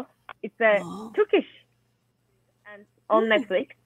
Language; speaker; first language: English; non-native, learner; Turkish